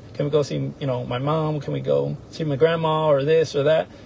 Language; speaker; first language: English; native; English